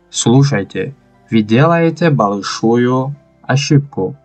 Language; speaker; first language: Russian; non-native, local second language; Tajik